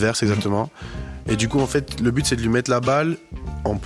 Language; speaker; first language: French; native; French